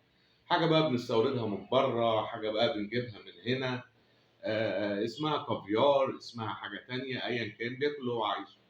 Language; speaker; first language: Arabic; native; Arabic